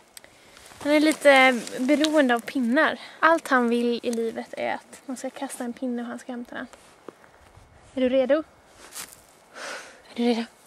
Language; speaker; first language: Swedish; native; Swedish